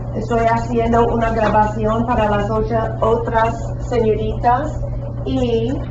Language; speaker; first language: Spanish; non-native, fluent; English